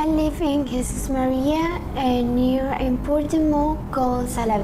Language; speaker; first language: English; non-native, learner; Spanish